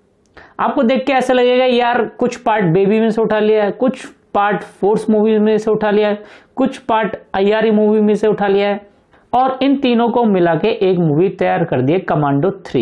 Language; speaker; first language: Hindi; native; Hindi